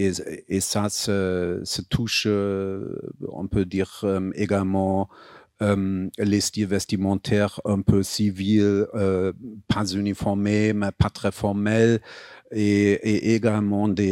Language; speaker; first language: French; non-native, fluent; German